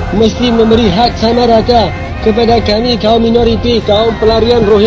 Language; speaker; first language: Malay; non-native, fluent; Rohingya